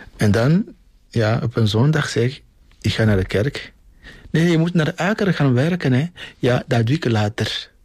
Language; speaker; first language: Dutch; non-native, fluent; Ewe